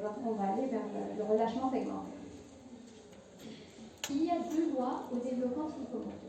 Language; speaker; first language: French; non-native, local second language; Arabic